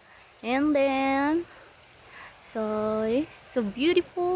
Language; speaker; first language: English; non-native, local second language; Cebuano